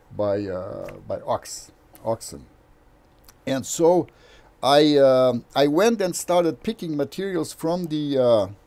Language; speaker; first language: English; non-native, fluent; Portuguese